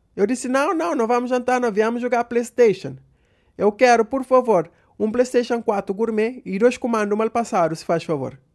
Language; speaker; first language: Portuguese; non-native, local second language; Kabuverdianu